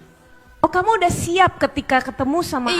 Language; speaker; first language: Indonesian; native; Indonesian